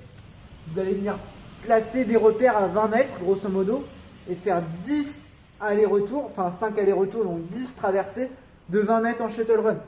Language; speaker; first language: French; native; French